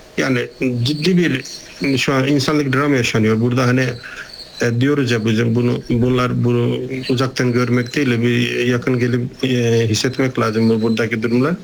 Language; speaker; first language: Turkish; non-native, fluent; Nepali